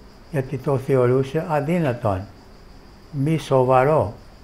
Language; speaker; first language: Greek; non-native, fluent; English